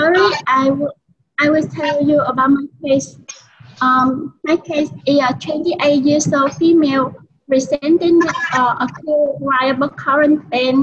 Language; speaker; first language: English; non-native, learner; Vietnamese